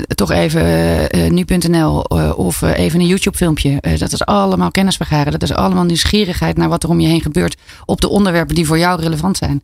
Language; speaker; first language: Dutch; native; Dutch